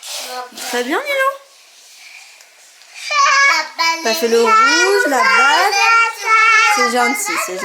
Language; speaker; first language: French; native; French